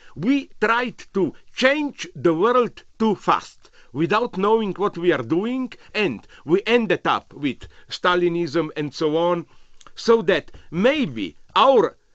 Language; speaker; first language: English; non-native, fluent; Slovenian